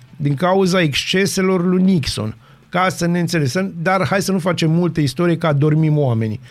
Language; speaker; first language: Romanian; native; Romanian